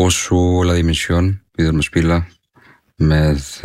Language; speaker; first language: Icelandic; non-native, learner; Spanish